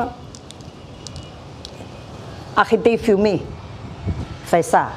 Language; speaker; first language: French; non-native, learner; Chinese